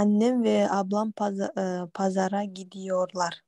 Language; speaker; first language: Turkish; non-native, learner; Kyrgyz